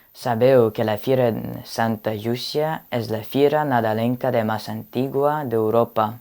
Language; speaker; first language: Catalan; non-native, learner; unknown